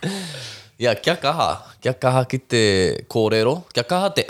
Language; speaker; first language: Māori; non-native, local second language; English